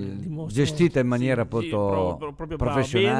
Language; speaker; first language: Italian; native; Italian